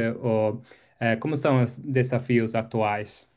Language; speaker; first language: Portuguese; non-native, fluent; English